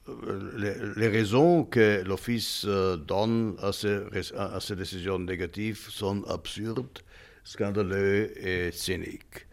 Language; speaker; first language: French; non-native, fluent; German